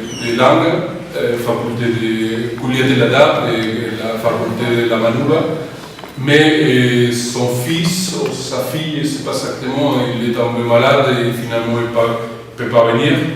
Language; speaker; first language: French; non-native, fluent; Spanish